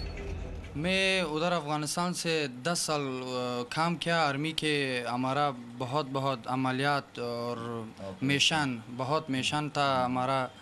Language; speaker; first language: Hindi; non-native, learner; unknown